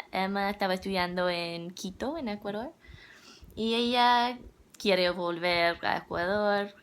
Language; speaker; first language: Spanish; non-native, learner; English